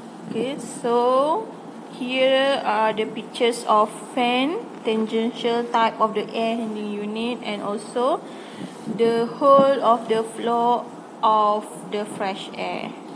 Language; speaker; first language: English; non-native, local second language; Malay